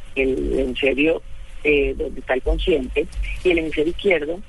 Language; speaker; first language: Spanish; native; Spanish